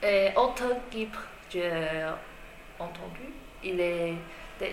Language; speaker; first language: French; non-native, learner; Chinese